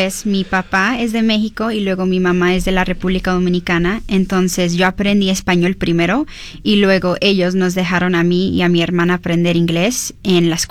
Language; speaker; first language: Spanish; early bilingual, heritage; Spanish